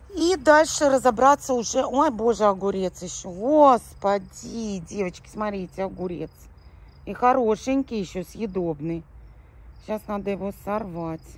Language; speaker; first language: Russian; native; Russian